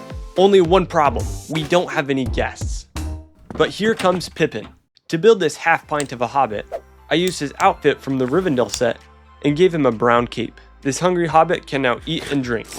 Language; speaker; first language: English; native; English